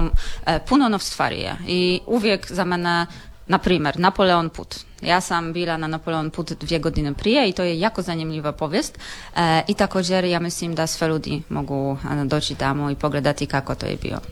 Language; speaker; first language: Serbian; non-native, learner; Polish